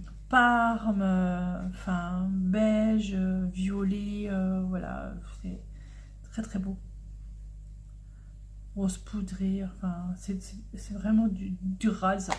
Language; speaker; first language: French; native; French